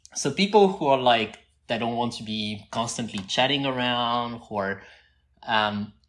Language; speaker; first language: English; non-native, fluent; French